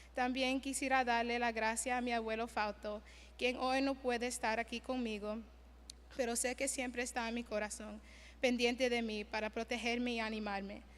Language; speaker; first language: Spanish; early bilingual, heritage; Spanish